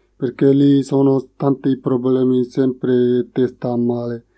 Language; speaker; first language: Italian; non-native, learner; Punjabi